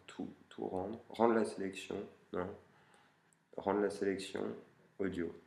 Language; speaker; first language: French; native; French